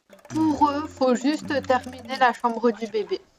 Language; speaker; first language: French; native; French